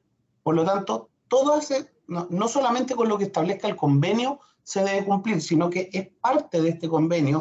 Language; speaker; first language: Spanish; native; Spanish